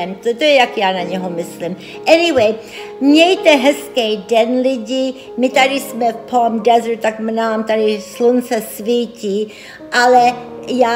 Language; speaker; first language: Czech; early bilingual, heritage; Czech